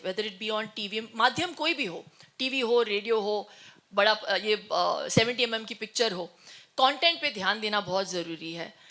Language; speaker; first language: Hindi; non-native, local second language; Tulu